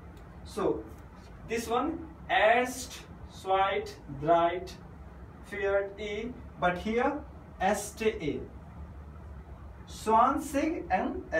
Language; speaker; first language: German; non-native, fluent; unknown